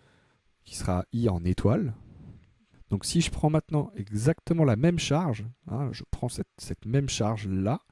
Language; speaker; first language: French; native; French